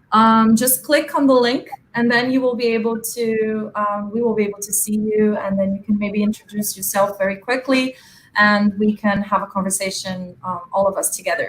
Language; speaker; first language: English; non-native, fluent; Portuguese